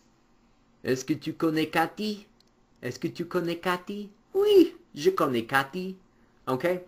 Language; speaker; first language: French; non-native, fluent; English